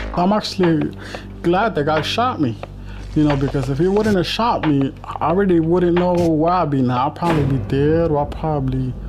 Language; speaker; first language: English; native; English